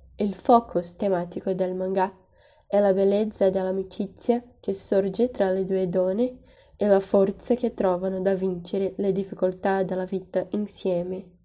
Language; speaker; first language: Italian; non-native, fluent; Portuguese